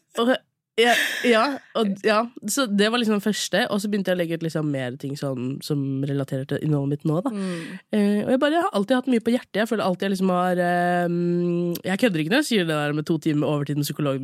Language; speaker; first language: Norwegian; native; Norwegian